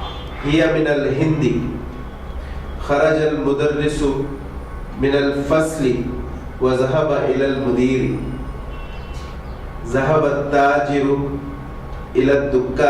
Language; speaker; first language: Arabic; non-native, learner; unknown